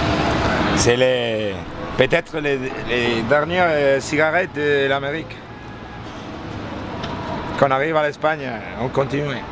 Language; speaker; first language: French; non-native, learner; Spanish